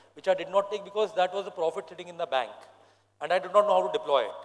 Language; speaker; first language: English; non-native, local second language; Hindi